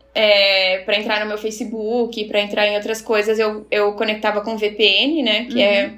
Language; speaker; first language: Portuguese; native; Portuguese